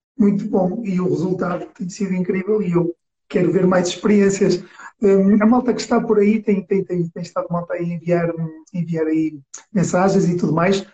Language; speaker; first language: Portuguese; native; Portuguese